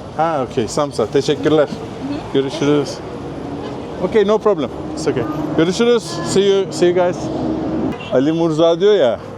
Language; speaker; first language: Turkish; native; Turkish